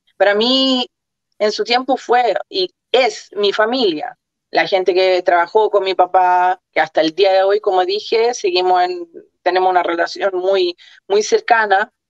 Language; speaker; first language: Spanish; early bilingual, other home language; Croatian